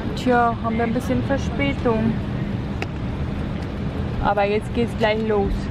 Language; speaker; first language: German; native; German